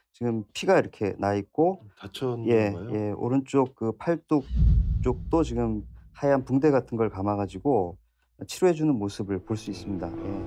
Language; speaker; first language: Korean; native; Korean